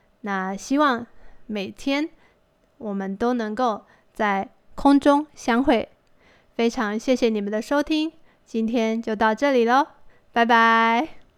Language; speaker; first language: Chinese; native; Chinese